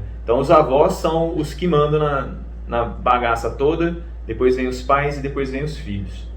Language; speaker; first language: Portuguese; native; Portuguese